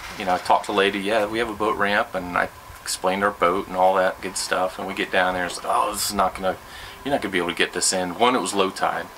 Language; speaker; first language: English; native; English